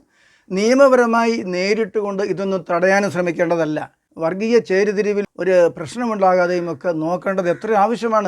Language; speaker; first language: Malayalam; native; Malayalam